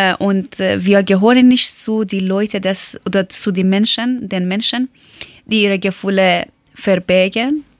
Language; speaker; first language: German; non-native, learner; Persian